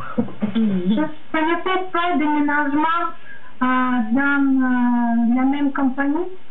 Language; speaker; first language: French; non-native, learner; Russian